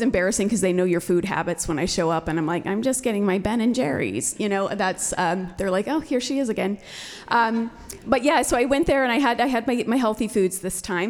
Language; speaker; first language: English; native; English